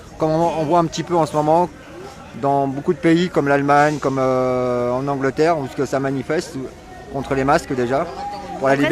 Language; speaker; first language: French; native; French